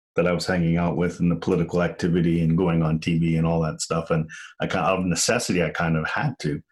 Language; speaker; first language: English; native; English